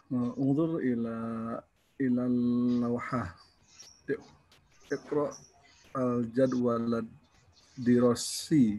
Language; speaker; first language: Arabic; non-native, learner; Indonesian